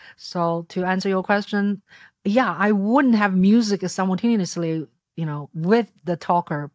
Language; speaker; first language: English; non-native, fluent; Chinese